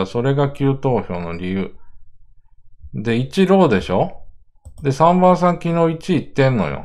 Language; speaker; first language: Japanese; native; Japanese